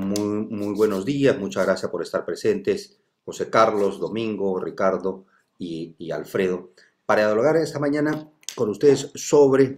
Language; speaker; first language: Spanish; native; Spanish